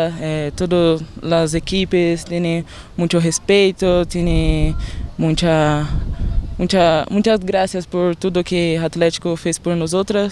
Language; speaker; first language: Spanish; non-native, learner; Portuguese